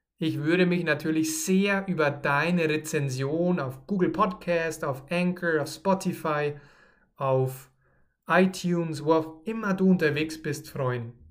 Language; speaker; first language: German; native; German